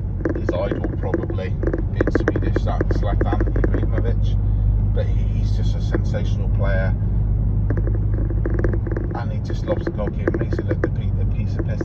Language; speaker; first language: English; native; English